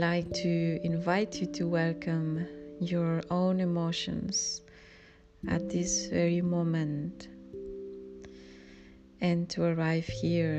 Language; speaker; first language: English; non-native, fluent; Spanish